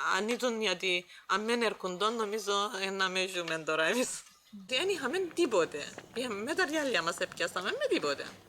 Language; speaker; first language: Greek; non-native, local second language; Turkish